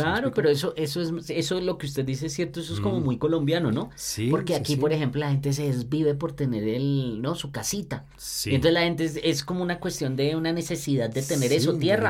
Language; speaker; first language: Spanish; native; Spanish